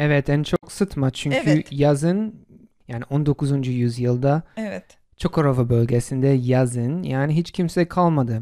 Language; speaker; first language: Turkish; non-native, fluent; English